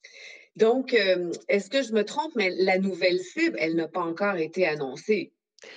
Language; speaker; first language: French; native; French